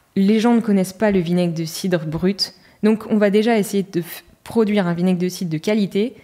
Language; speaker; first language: French; native; French